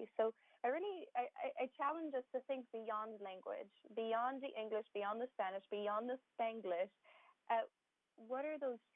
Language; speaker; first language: English; native; English